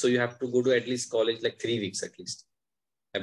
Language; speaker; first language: English; non-native, local second language; Hindi